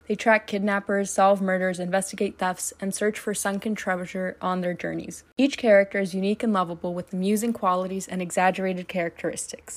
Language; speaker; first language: English; native; English